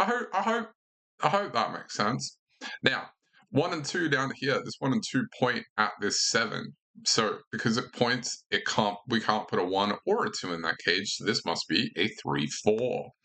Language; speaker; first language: English; native; English